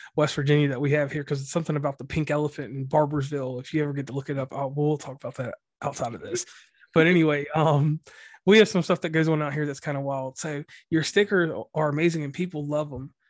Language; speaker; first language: English; native; English